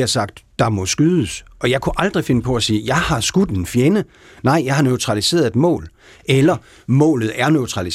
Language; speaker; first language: Danish; native; Danish